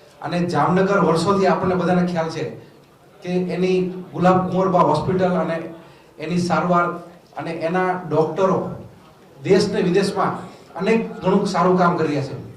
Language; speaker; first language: Gujarati; native; Gujarati